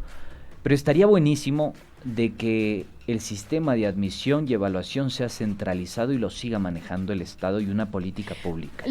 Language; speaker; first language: Spanish; native; Spanish